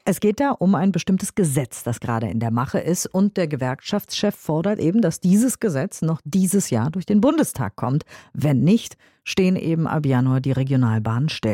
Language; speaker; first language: German; native; German